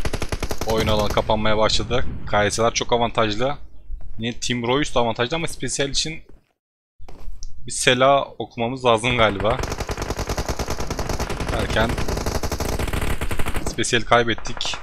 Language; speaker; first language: Turkish; native; Turkish